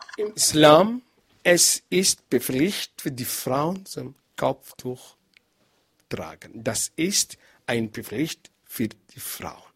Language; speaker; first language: German; non-native, learner; Arabic